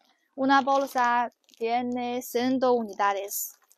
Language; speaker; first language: Spanish; non-native, learner; Chinese